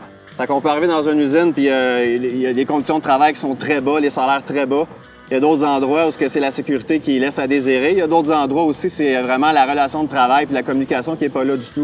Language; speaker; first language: French; native; French